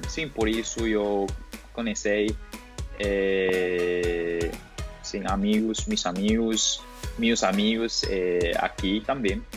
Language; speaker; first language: Portuguese; non-native, learner; Spanish